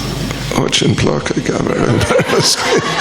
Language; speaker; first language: Russian; non-native, learner; English